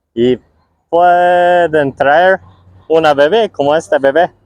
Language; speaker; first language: Spanish; non-native, fluent; English